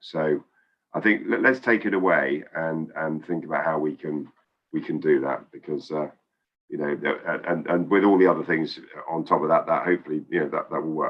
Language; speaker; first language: English; native; English